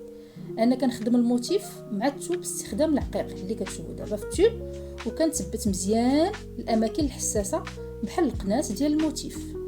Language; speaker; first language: Arabic; native; Arabic